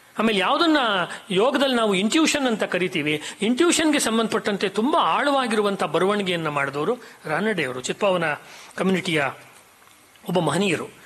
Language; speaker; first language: Kannada; native; Kannada